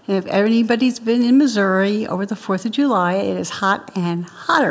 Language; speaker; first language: English; native; English